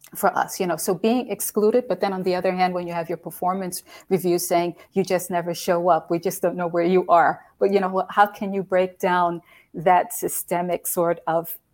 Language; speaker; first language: English; native; English